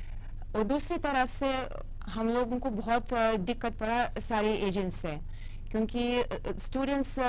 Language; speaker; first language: Hindi; non-native, fluent; Russian